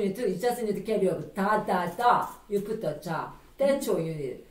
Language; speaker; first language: English; non-native, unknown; Korean